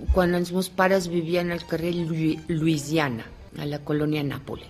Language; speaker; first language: Catalan; early bilingual, heritage; Catalan